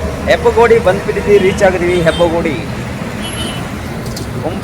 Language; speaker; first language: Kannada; non-native, local second language; Tamil